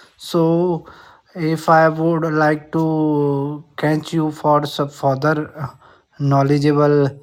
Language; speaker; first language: English; non-native, local second language; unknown